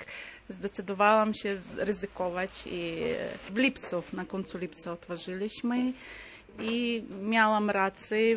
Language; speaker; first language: Polish; non-native, fluent; Crimean Tatar